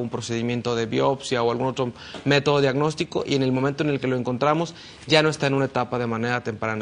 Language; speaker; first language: Spanish; native; Spanish